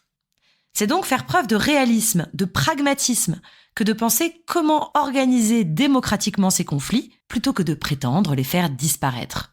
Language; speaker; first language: French; native; French